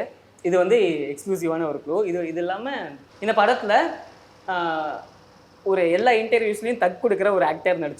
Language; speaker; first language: Tamil; native; Tamil